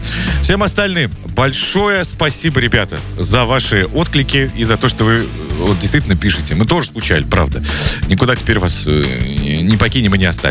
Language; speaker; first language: Russian; native; Russian